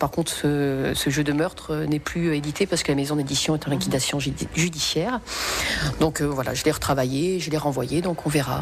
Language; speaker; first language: French; native; French